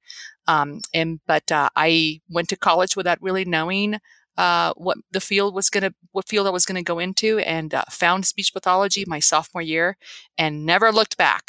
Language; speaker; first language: English; early bilingual, other home language; Spanish